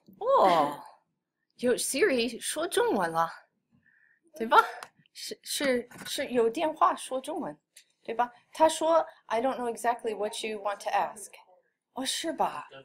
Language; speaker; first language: Chinese; non-native, fluent; English